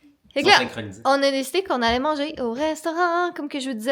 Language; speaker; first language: French; native; French